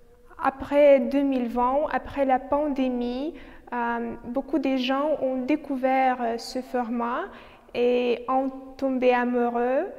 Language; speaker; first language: French; non-native, learner; Ukrainian